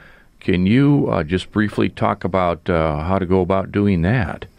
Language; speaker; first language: English; native; English